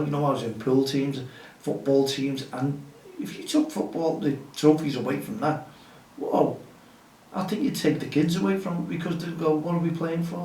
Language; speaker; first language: English; native; English